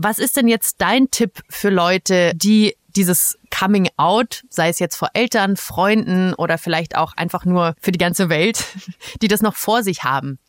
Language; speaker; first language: German; native; German